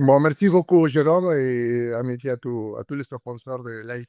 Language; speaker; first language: French; non-native, learner; Spanish